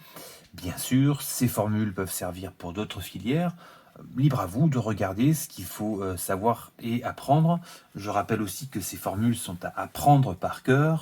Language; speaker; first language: French; native; French